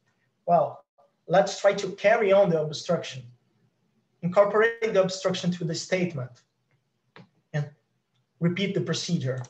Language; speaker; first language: English; non-native, fluent; Portuguese